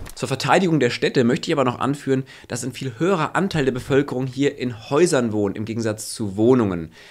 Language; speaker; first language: German; native; German